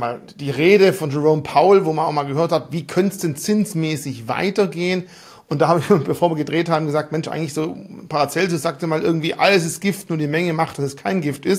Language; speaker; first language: German; native; German